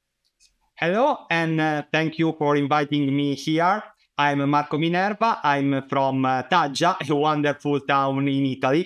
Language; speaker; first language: English; non-native, fluent; Italian